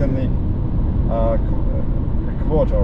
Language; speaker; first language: English; non-native, learner; German